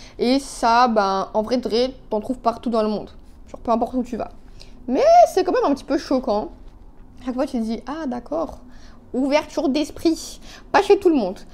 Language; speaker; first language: French; non-native, local second language; Arabic